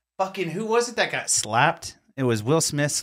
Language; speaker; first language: English; native; English